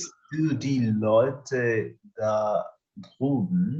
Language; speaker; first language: German; non-native, learner; English